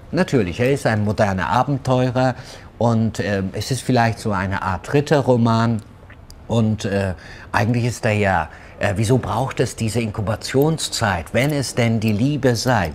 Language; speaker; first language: German; early bilingual, other home language; Turkish